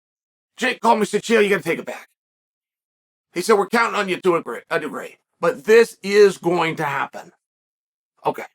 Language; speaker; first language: English; native; English